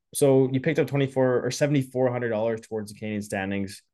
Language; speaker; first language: English; native; English